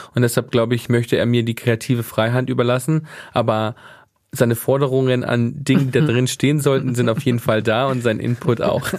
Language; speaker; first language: German; native; German